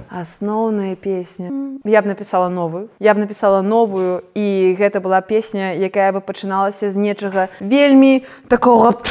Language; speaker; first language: Belarusian; non-native, local second language; Russian